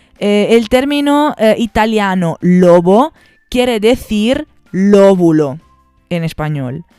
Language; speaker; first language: Spanish; non-native, fluent; Italian